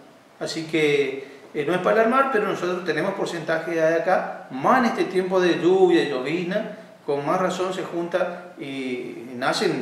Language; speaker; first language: Spanish; native; Spanish